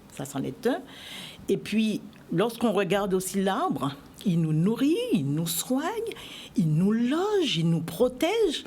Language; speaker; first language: French; native; French